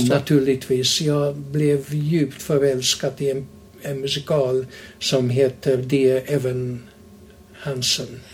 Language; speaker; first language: Swedish; non-native, fluent; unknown